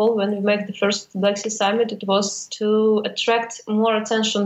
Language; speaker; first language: English; non-native, fluent; Ukrainian